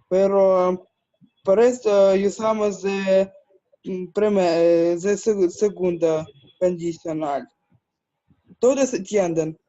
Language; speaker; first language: Spanish; non-native, learner; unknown